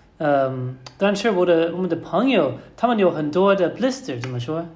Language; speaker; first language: Chinese; non-native, learner; English